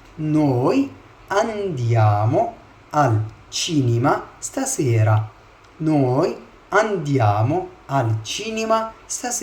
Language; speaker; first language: Italian; non-native, fluent; Arabic